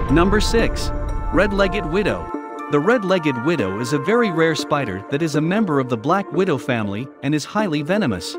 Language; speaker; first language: English; native; English